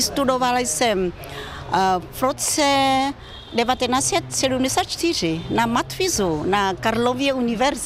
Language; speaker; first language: Czech; non-native, fluent; Vietnamese